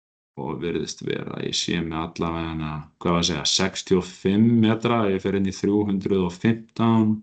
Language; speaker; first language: Icelandic; native; Icelandic